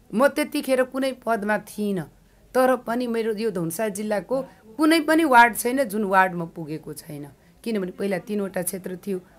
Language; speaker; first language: Nepali; non-native, local second language; Maithili